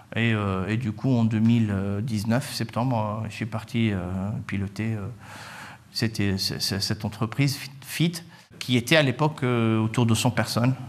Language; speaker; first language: French; non-native, local second language; Arabic